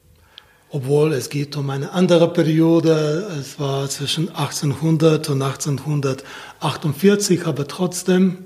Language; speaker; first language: German; non-native, fluent; Slovenian